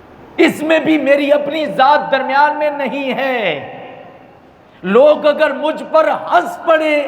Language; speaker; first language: Urdu; native; Urdu